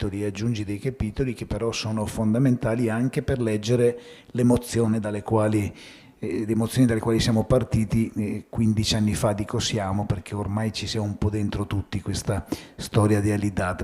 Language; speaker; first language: Italian; native; Italian